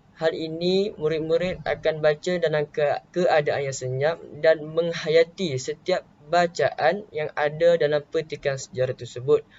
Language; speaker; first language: Malay; native; Malay